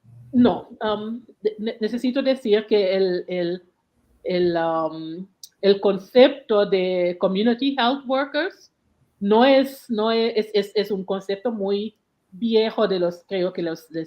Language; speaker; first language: Spanish; non-native, learner; English